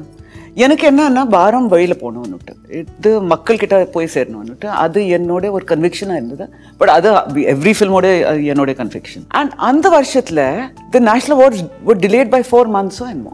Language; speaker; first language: Tamil; early bilingual, heritage; Tamil